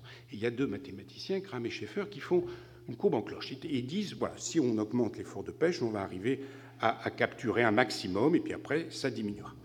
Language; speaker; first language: French; native; French